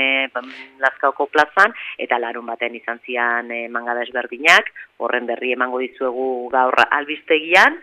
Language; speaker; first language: Basque; native; Basque